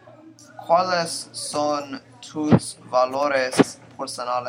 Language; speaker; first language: Spanish; non-native, learner; English